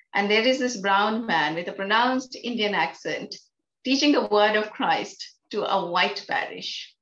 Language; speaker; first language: English; non-native, local second language; Bangla